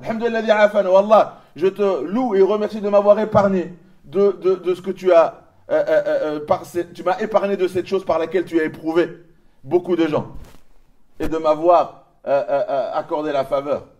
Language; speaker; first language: French; native; French